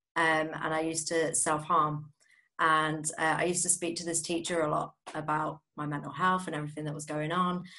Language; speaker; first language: English; native; English